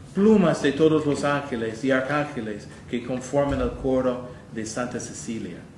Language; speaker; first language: Spanish; non-native, fluent; English